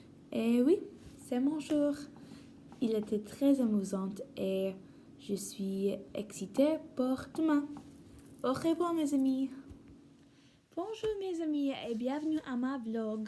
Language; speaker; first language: French; non-native, learner; English